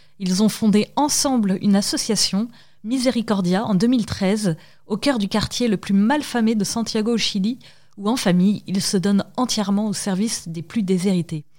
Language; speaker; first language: French; native; French